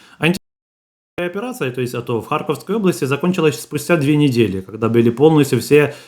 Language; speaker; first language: Russian; native; Russian